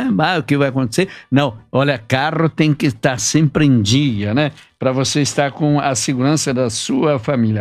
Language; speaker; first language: Portuguese; native; Portuguese